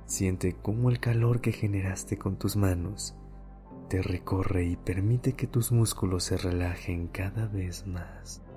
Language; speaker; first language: Spanish; native; Spanish